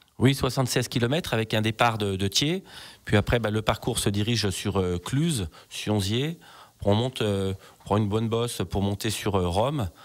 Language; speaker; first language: French; native; French